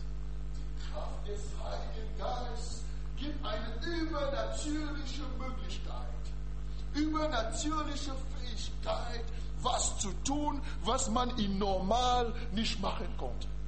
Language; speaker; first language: German; non-native, learner; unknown